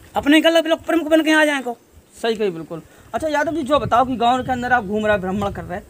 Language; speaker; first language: Hindi; native; Hindi